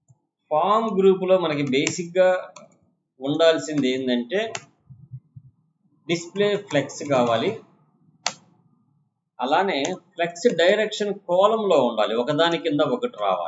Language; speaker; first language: Telugu; native; Telugu